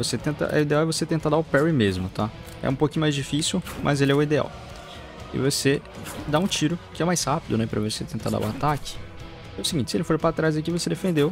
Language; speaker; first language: Portuguese; native; Portuguese